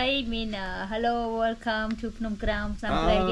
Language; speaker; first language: English; non-native, local second language; Khmer